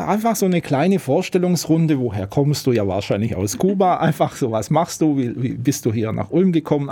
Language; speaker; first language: German; native; German